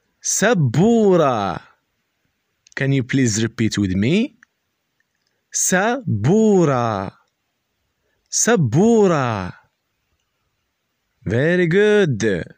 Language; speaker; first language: English; non-native, learner; Arabic